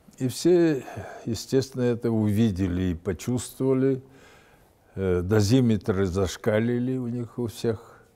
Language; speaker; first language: Russian; native; Russian